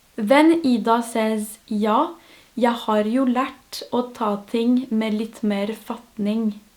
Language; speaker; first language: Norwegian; non-native, fluent; French